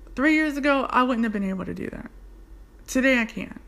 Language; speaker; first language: English; native; English